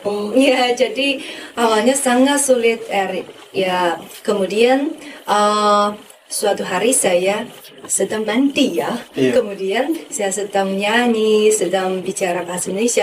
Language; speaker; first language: Indonesian; non-native, fluent; Chinese